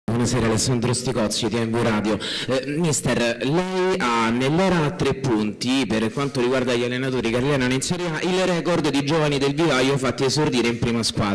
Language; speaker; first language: Italian; native; Italian